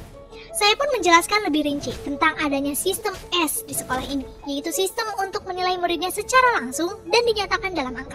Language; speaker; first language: Indonesian; native; Indonesian